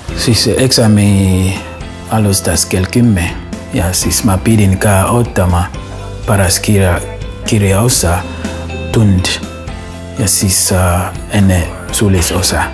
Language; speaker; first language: Estonian; non-native, learner; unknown